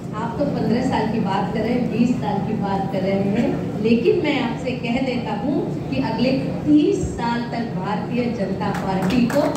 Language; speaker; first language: Hindi; non-native, local second language; Marathi